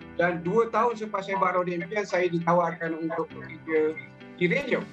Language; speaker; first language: Malay; native; Malay